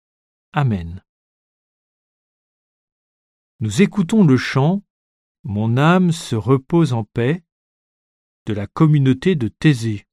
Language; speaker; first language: French; native; French